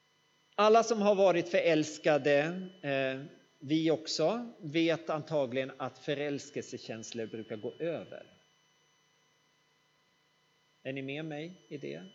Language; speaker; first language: Swedish; native; Swedish